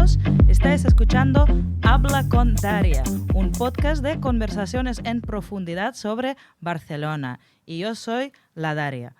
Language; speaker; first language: Spanish; non-native, fluent; Russian